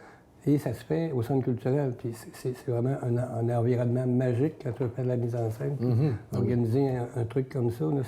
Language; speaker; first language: French; native; French